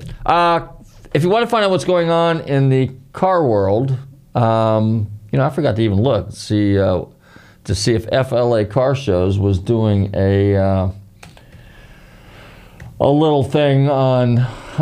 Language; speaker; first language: English; native; English